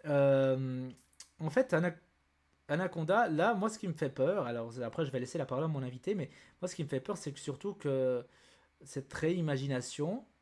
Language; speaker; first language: French; native; French